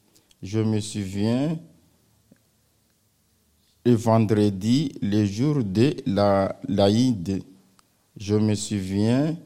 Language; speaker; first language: French; native; French